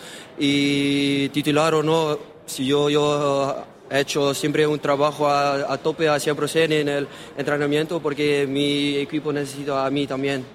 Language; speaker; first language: Spanish; non-native, learner; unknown